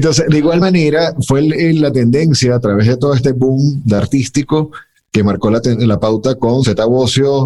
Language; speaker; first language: Spanish; native; Spanish